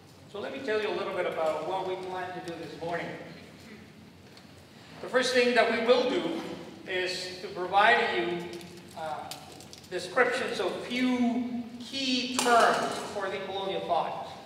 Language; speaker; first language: English; non-native, fluent; Spanish